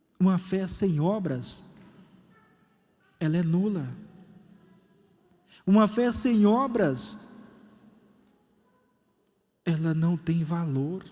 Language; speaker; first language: Portuguese; native; Portuguese